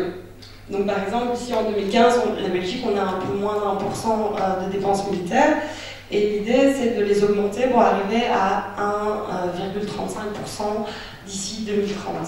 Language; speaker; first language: French; native; French